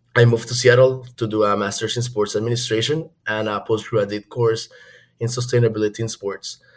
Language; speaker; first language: English; non-native, fluent; Spanish